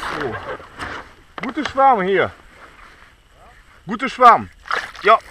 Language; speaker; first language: German; non-native, fluent; French